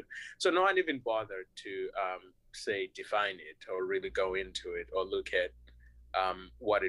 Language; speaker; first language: English; non-native, local second language; North Ndebele